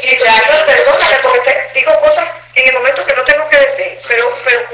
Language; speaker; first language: Spanish; native; Spanish